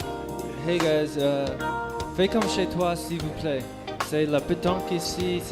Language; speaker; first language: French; non-native, learner; English